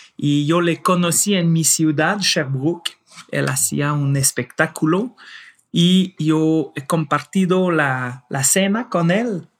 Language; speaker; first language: Spanish; non-native, fluent; French